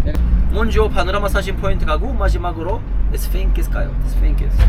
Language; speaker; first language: Korean; non-native, learner; Arabic